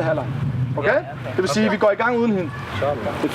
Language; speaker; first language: Danish; native; Danish